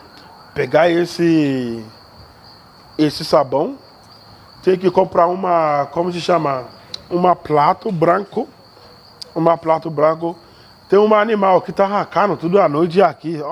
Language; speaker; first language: Portuguese; non-native, learner; Yoruba